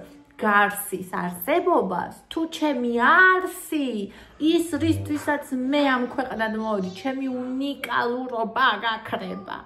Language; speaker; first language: Georgian; native; Georgian